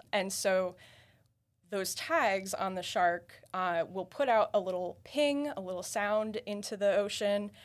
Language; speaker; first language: English; native; English